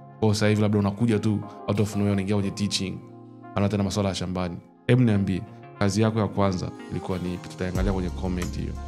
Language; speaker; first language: Swahili; native; Swahili